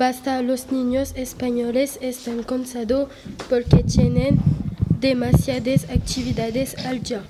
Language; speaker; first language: Spanish; non-native, learner; French